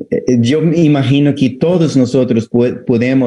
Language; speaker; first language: Spanish; non-native, fluent; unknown